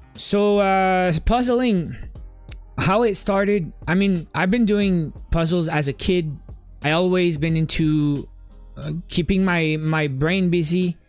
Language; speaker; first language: English; native; English